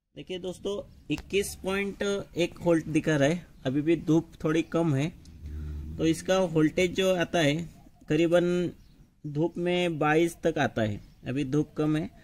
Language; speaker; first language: Hindi; non-native, local second language; Marathi